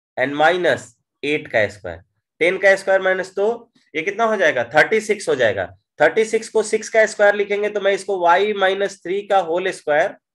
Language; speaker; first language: Hindi; native; Hindi